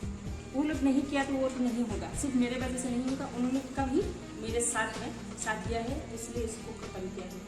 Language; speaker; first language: Hindi; non-native, local second language; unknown